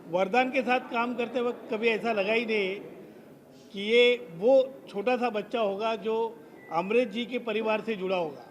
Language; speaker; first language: Hindi; native; Hindi